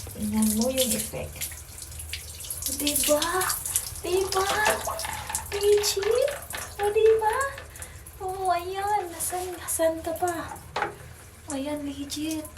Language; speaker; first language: Filipino; native; Filipino